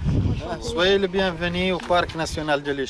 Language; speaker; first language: French; non-native, local second language; Arabic